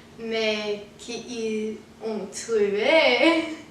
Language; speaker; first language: French; non-native, learner; English